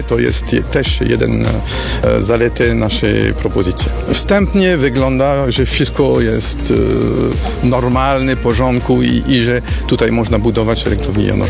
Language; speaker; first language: Polish; non-native, fluent; French